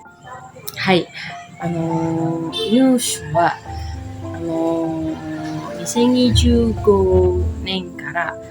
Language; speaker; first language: Japanese; non-native, learner; Indonesian